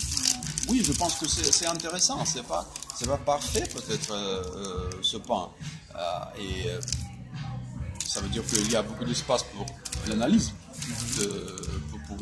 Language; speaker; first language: French; non-native, fluent; Russian